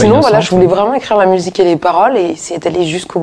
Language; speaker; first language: French; native; French